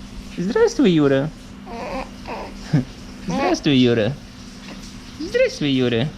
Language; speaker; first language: Russian; native; Russian